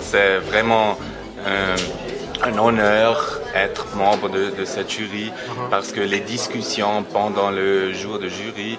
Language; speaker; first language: French; non-native, learner; German